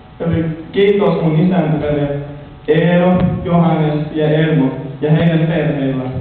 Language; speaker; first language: Finnish; non-native, learner; English